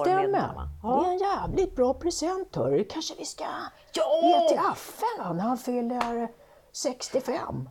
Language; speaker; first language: Swedish; native; Swedish